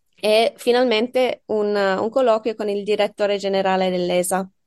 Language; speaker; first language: Italian; non-native, fluent; English